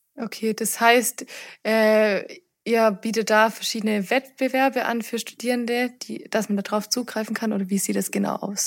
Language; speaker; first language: German; native; German